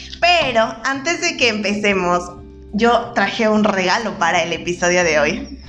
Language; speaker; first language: Spanish; native; Spanish